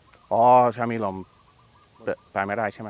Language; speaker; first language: Thai; non-native, learner; English